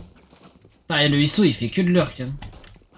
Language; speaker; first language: French; native; French